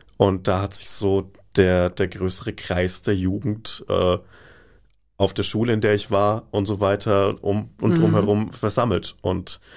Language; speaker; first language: German; native; German